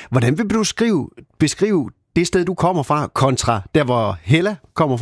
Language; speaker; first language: Danish; native; Danish